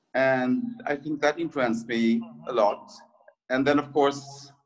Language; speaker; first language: English; early bilingual, other home language; French